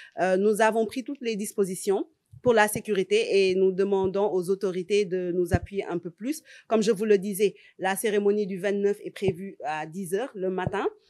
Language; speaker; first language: French; non-native, local second language; Wolof